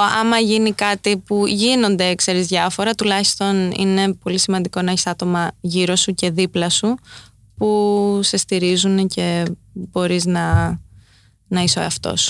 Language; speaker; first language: Greek; early bilingual, heritage; Greek